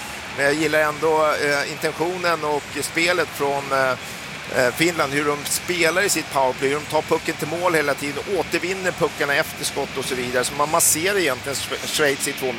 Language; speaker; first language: Swedish; native; Swedish